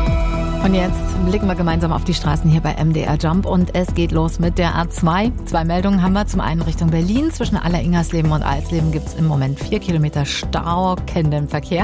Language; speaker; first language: German; native; German